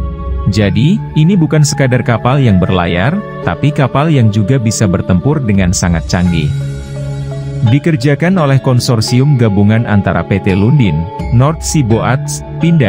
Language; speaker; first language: Indonesian; native; Indonesian